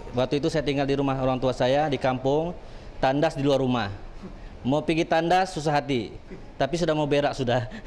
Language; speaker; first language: Malay; native; Malay